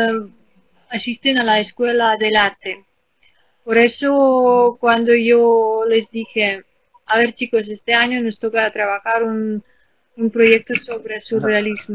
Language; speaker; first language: Spanish; non-native, fluent; Ukrainian